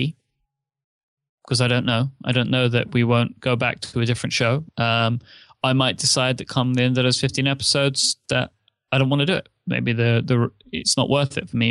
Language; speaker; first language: English; native; English